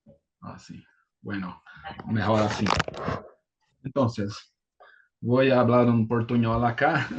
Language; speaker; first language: Spanish; non-native, learner; Portuguese